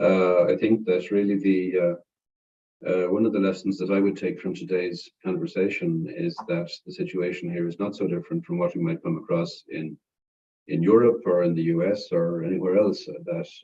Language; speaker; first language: English; non-native, fluent; Irish